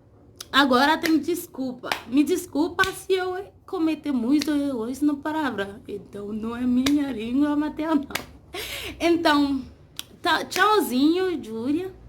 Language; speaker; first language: Portuguese; non-native, learner; Haitian Creole